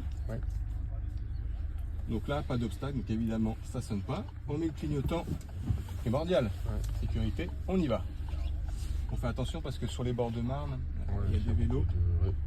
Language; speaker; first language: French; native; French